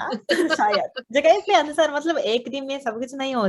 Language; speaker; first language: Hindi; non-native, fluent; Japanese